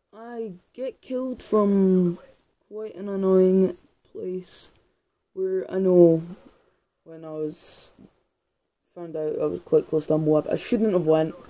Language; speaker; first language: English; native; English